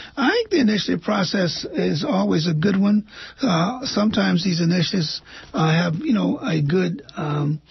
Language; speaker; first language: English; native; English